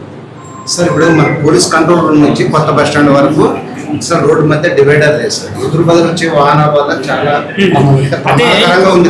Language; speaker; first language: Telugu; native; Telugu